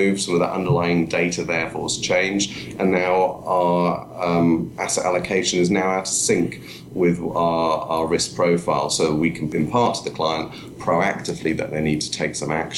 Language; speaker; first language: English; native; English